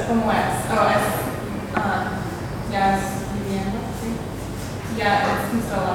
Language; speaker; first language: Spanish; non-native, learner; English